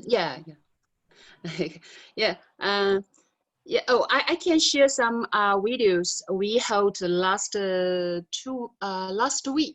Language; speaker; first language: English; non-native, learner; Chinese